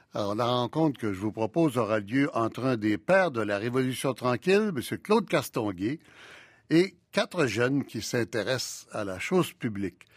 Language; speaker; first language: French; native; French